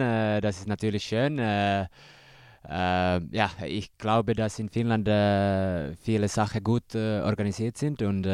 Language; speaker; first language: German; non-native, learner; Finnish